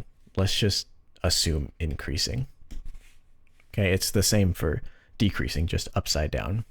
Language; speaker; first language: English; native; English